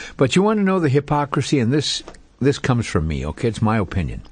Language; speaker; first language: English; native; English